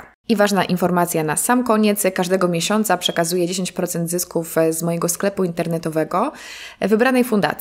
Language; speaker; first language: Polish; native; Polish